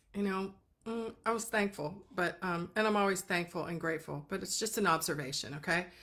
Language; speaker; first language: English; native; English